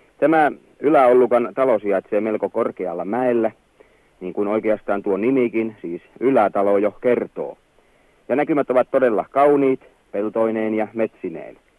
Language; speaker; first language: Finnish; native; Finnish